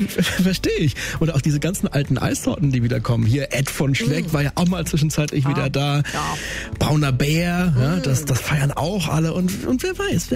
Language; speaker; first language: German; native; German